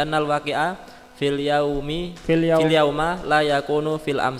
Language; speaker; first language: Arabic; non-native, learner; Indonesian